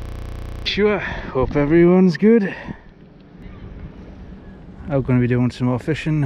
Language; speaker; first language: English; native; English